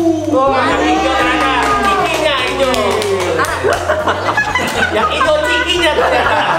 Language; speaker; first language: Indonesian; native; Indonesian